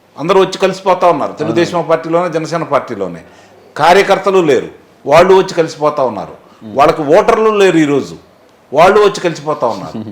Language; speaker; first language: Telugu; native; Telugu